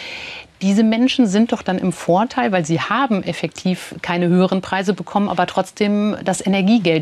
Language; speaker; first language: German; native; German